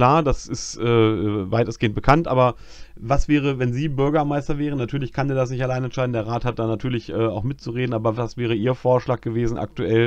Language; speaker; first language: German; native; German